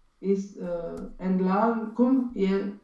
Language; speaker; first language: German; non-native, learner; Romanian